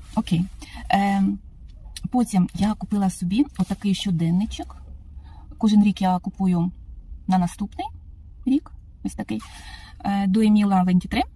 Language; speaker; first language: Ukrainian; native; Ukrainian